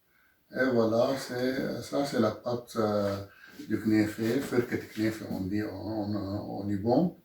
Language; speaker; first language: French; non-native, local second language; Arabic